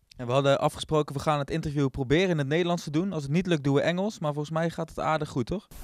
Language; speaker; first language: Dutch; native; Dutch